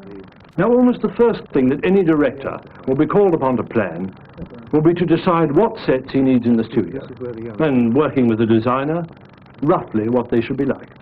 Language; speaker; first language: English; native; English